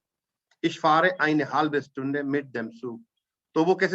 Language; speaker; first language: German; non-native, fluent; Hindi